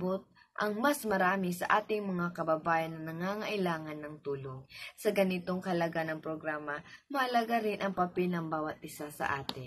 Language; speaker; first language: Filipino; native; Filipino